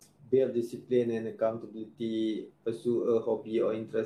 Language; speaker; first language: English; non-native, local second language; Malay